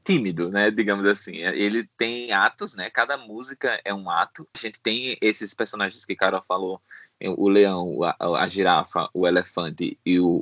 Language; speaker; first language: Portuguese; native; Portuguese